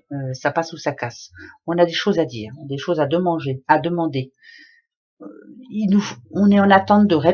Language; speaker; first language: French; native; French